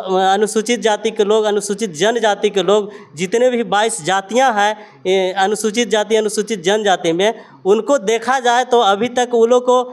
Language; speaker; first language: Hindi; native; Hindi